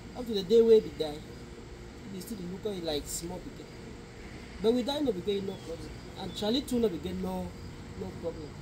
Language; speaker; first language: Nigerian Pidgin; native; Nigerian Pidgin